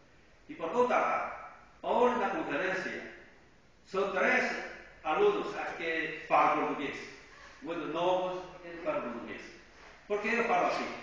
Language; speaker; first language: Portuguese; non-native, fluent; Chinese